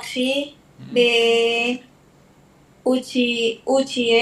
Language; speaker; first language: Japanese; non-native, learner; Indonesian